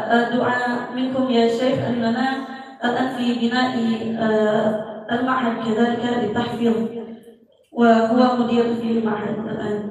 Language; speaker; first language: Arabic; non-native, fluent; Indonesian